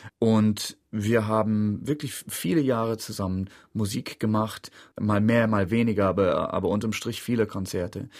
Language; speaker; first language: German; non-native, fluent; English